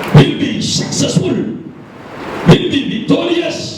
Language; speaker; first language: English; non-native, local second language; Tamil